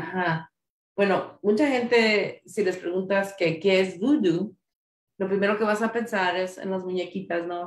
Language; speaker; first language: Spanish; early bilingual, heritage; Spanish